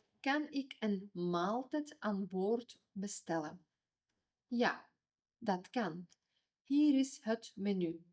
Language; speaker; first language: Dutch; non-native, fluent; Ukrainian